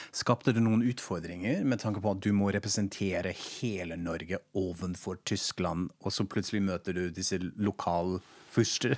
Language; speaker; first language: Norwegian; non-native, fluent; German